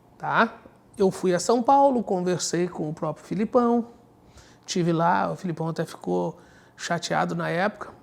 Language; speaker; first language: Portuguese; native; Portuguese